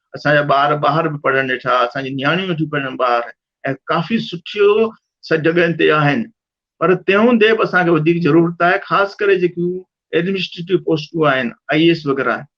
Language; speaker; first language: Sindhi; early bilingual, heritage; Sindhi